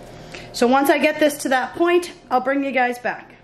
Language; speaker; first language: English; native; English